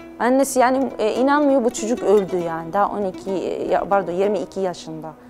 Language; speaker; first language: Turkish; non-native, learner; Arabic